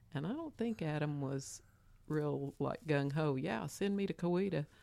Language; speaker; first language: English; native; English